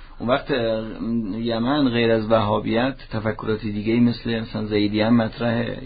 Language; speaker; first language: Persian; native; Persian